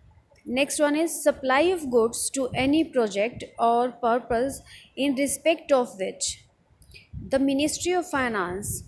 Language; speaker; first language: English; non-native, local second language; Hindi